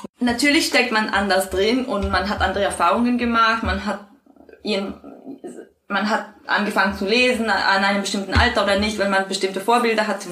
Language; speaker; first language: German; non-native, fluent; Spanish